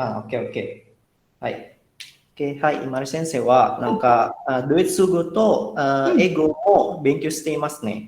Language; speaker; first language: Japanese; non-native, fluent; Indonesian